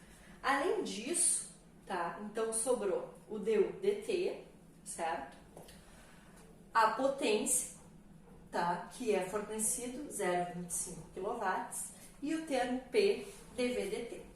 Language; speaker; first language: Portuguese; native; Portuguese